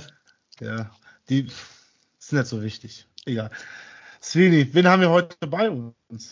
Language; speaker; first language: German; native; German